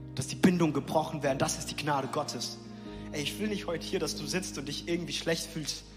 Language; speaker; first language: German; native; German